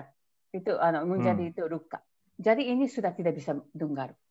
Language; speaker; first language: Indonesian; non-native, fluent; Japanese